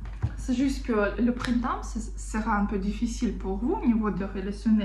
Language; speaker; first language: French; non-native, fluent; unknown